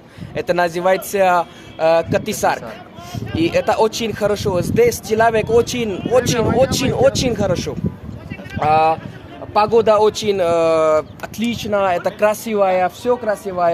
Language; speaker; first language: Russian; non-native, learner; Kashmiri